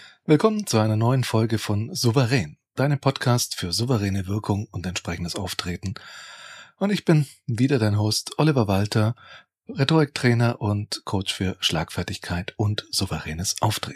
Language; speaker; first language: German; native; German